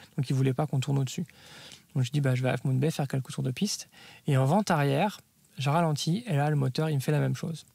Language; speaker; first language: French; native; French